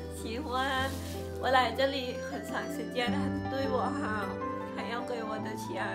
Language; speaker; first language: Chinese; non-native, learner; Lao